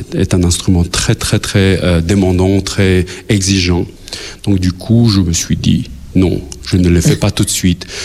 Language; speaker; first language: French; non-native, fluent; Albanian